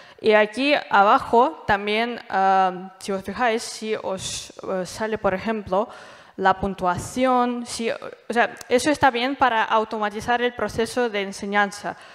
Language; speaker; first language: Spanish; non-native, fluent; Russian